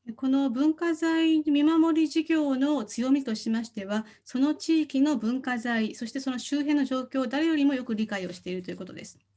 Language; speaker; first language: Japanese; non-native, fluent; Korean